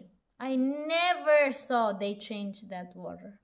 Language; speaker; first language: English; non-native, local second language; Cebuano